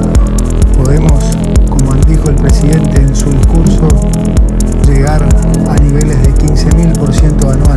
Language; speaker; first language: Spanish; native; Spanish